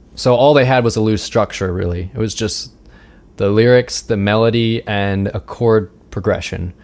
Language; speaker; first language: English; native; English